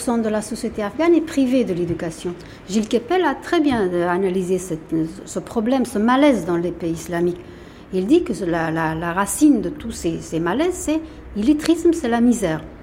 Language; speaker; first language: French; non-native, fluent; Persian